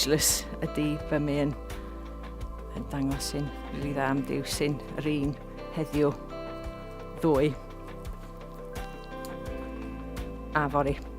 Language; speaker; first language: Welsh; non-native, local second language; English